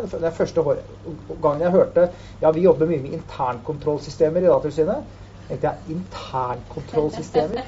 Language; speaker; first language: Norwegian; native; Norwegian